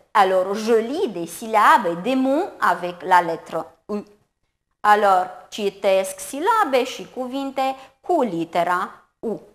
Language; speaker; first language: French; non-native, fluent; Romanian